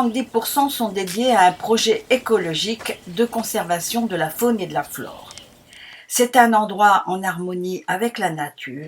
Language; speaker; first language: French; native; French